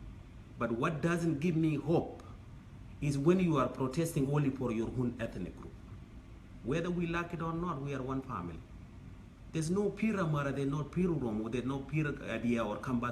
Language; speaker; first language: English; non-native, fluent; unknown